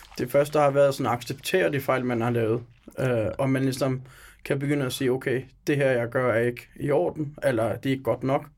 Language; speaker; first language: Danish; early bilingual, other home language; Turkish